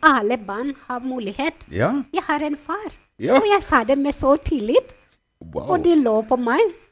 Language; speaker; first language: Norwegian; non-native, fluent; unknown